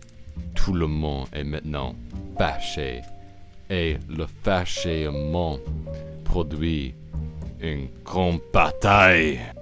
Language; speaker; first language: French; non-native, learner; English